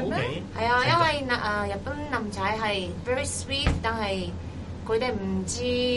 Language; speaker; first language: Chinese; non-native, learner; Japanese